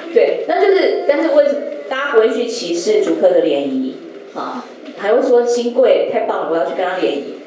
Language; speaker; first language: Chinese; native; Chinese